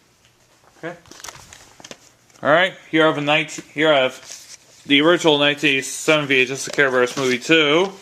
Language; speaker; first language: English; native; English